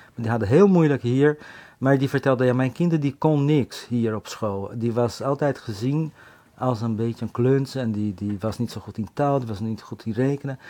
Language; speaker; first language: Dutch; non-native, fluent; Portuguese